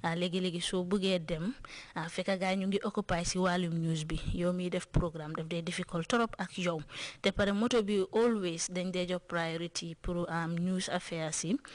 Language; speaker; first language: Wolof; non-native, local second language; Jola-Fonyi